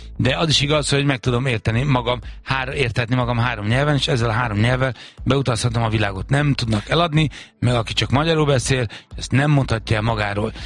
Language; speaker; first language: Hungarian; native; Hungarian